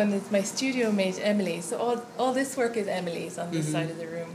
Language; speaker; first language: English; native; English